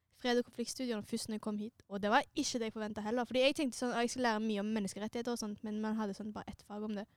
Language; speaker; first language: Norwegian; early bilingual, other home language; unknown